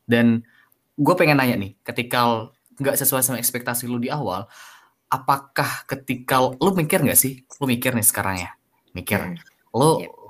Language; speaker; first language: Indonesian; native; Indonesian